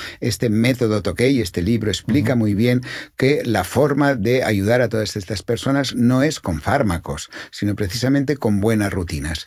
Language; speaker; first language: Spanish; non-native, local second language; Catalan